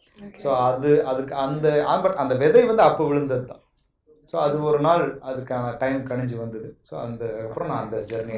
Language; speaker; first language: Tamil; native; Tamil